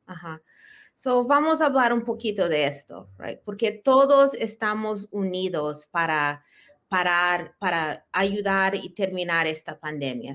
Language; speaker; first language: Spanish; early bilingual, heritage; Spanish